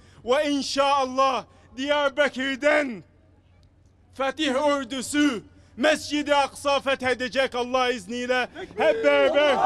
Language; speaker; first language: Turkish; non-native, fluent; Arabic